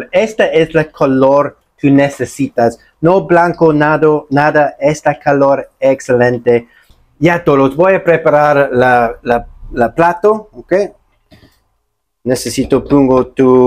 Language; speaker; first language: Spanish; non-native, learner; English